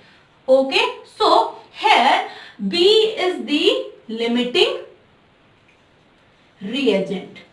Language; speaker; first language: English; non-native, local second language; Hindi